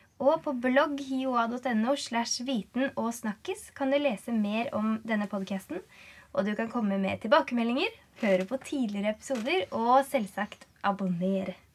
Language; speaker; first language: Norwegian; native; Norwegian